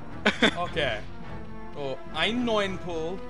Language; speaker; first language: German; non-native, learner; English